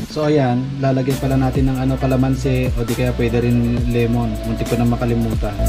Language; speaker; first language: Filipino; non-native, local second language; Iloko